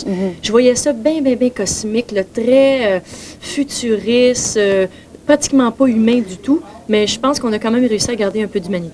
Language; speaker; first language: French; native; French